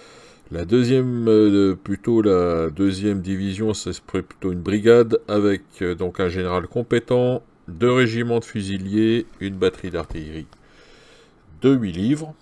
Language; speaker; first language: French; native; French